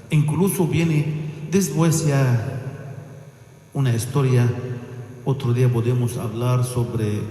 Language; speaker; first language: Spanish; non-native, fluent; Arabic